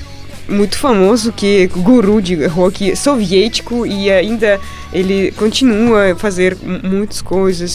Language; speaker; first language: Portuguese; non-native, fluent; Russian